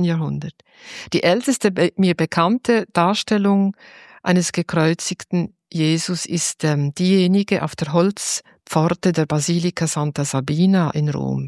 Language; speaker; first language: German; native; German